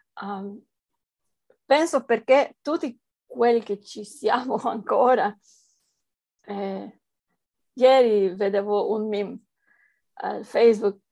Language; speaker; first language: Italian; non-native, fluent; Spanish